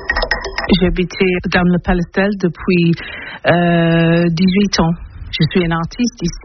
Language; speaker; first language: French; non-native, learner; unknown